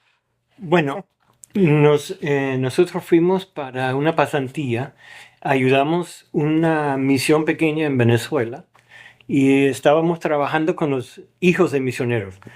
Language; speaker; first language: Spanish; non-native, fluent; English